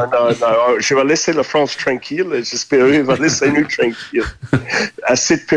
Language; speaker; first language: French; non-native, fluent; English